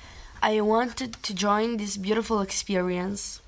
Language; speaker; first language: English; non-native, learner; Italian